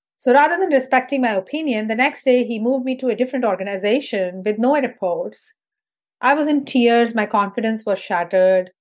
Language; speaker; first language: English; non-native, local second language; Hindi